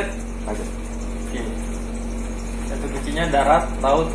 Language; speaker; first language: Indonesian; native; Indonesian